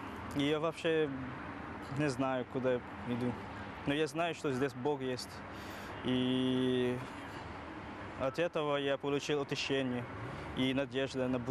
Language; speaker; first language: Russian; non-native, learner; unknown